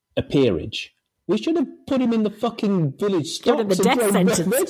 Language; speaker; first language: English; native; English